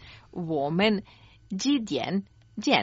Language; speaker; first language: Chinese; non-native, learner; Croatian